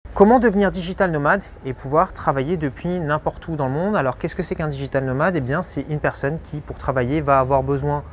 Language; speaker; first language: French; native; French